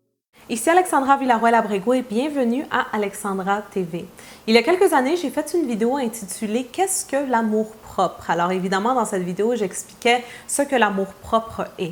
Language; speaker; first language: French; native; French